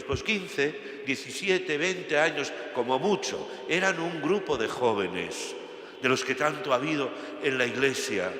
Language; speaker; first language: Spanish; native; Spanish